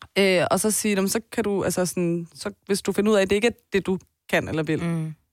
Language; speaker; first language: Danish; early bilingual, other home language; Persian